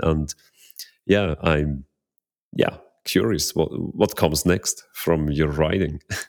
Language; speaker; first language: English; non-native, fluent; Swiss German